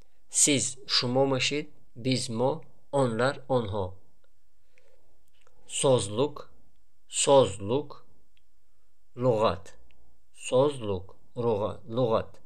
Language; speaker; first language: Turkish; non-native, fluent; Tajik